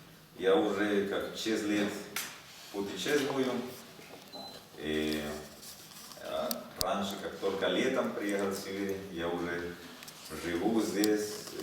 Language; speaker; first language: Russian; non-native, learner; Spanish